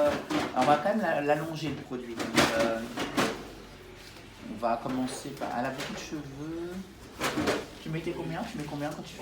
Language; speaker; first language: French; native; French